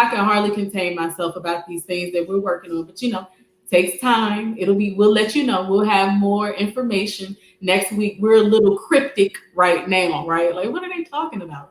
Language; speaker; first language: English; native; English